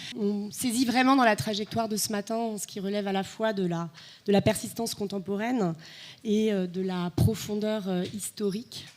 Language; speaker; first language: French; native; French